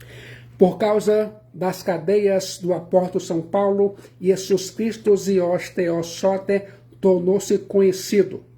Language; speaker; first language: Portuguese; native; Portuguese